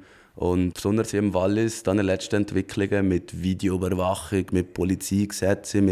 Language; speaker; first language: German; native; German